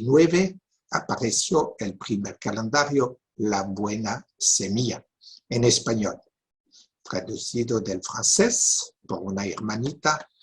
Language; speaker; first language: Spanish; non-native, fluent; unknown